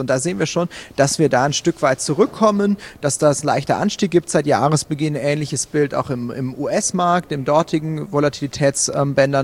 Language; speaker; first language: German; native; German